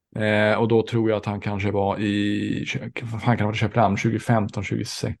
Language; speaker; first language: Swedish; native; Swedish